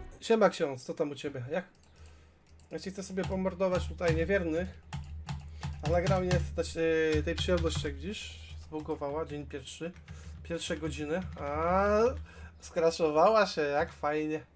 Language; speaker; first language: Polish; native; Polish